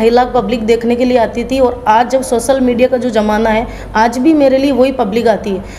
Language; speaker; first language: Hindi; native; Hindi